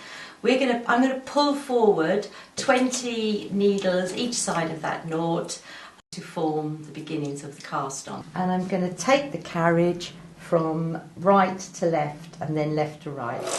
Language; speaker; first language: English; native; English